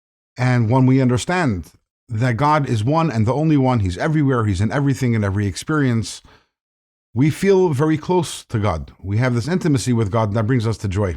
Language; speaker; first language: English; native; English